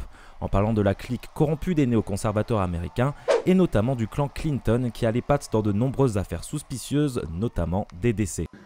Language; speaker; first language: French; native; French